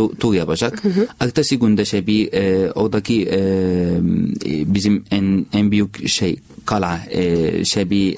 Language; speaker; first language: Turkish; non-native, learner; Arabic